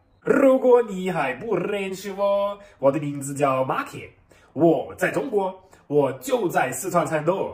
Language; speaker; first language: Chinese; non-native, fluent; German